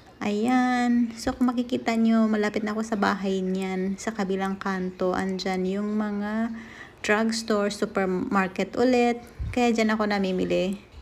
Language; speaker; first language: Filipino; native; Filipino